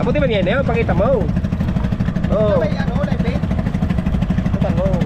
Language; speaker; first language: Filipino; native; Filipino